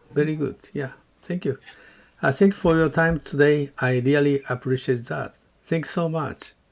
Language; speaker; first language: English; non-native, learner; Japanese